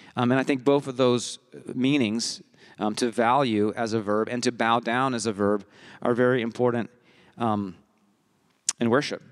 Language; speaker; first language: English; early bilingual, heritage; English